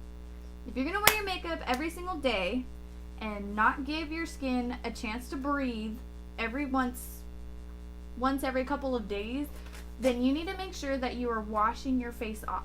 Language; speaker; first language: English; native; English